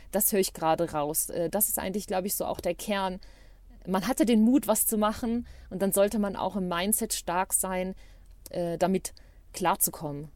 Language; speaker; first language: German; non-native, fluent; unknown